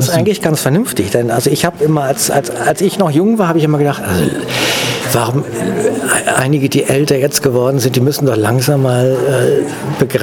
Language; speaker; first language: German; native; German